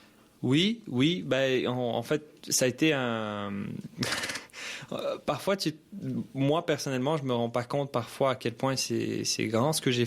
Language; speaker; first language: French; early bilingual, other home language; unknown